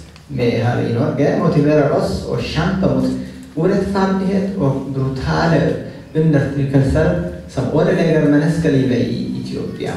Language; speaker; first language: Norwegian; non-native, fluent; Oromo